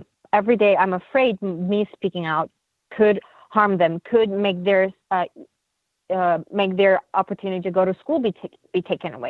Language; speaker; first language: English; non-native, fluent; Uyghur